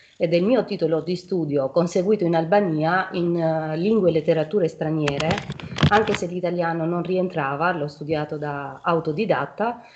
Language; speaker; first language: Italian; non-native, fluent; Albanian